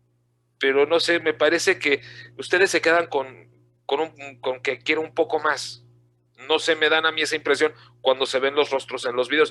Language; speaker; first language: Spanish; native; Spanish